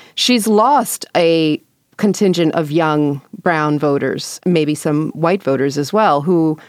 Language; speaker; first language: English; native; English